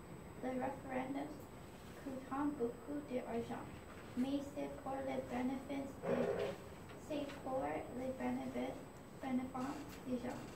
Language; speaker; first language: French; non-native, learner; English